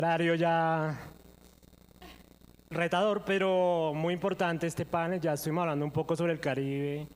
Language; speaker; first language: Spanish; native; Spanish